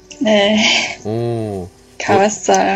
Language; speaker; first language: Korean; non-native, learner; Chinese